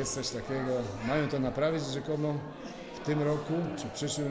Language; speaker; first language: Polish; native; Polish